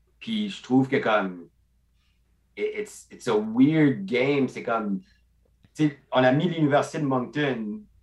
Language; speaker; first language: French; non-native, local second language; English